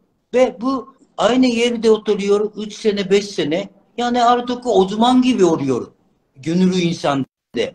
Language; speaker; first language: Turkish; non-native, learner; Japanese